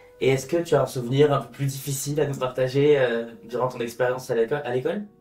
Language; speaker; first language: French; native; French